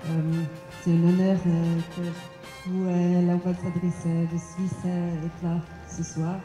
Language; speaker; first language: French; non-native, learner; German